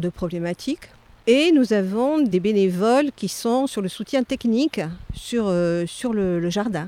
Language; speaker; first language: French; native; French